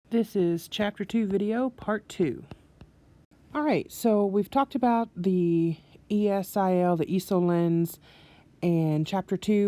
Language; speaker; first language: English; native; English